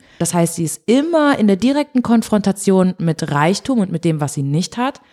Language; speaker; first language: German; early bilingual, other home language; Portuguese